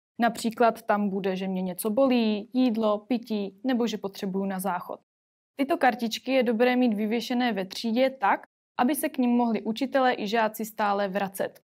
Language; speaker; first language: Czech; native; Czech